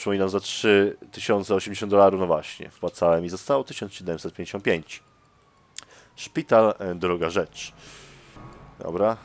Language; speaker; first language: Polish; native; Polish